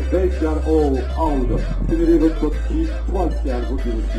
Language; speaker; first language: Dutch; non-native, local second language; French